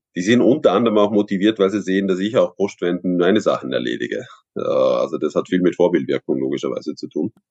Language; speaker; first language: German; native; German